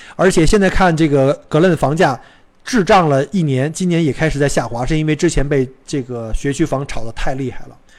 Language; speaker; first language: Chinese; native; Chinese